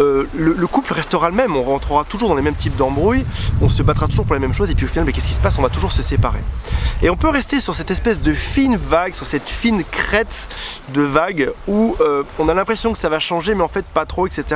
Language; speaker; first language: French; native; French